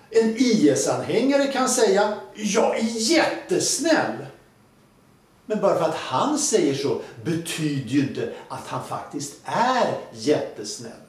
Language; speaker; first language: Swedish; native; Swedish